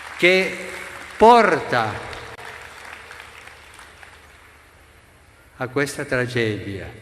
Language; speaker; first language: Italian; non-native, fluent; Spanish